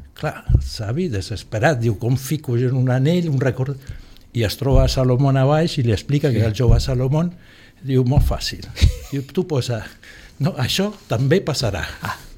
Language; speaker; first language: Catalan; non-native, local second language; Spanish